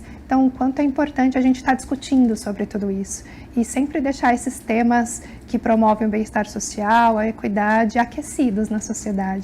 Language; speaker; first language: Portuguese; native; Portuguese